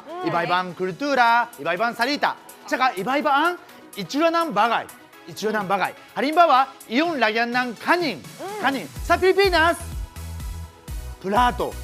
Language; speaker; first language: Filipino; non-native, learner; Japanese